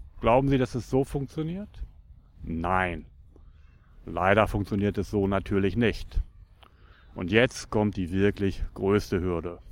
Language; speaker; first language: German; native; German